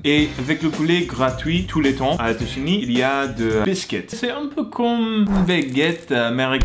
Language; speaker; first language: French; non-native, learner; English